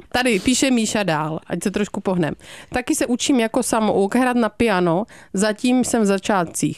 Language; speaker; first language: Czech; native; Czech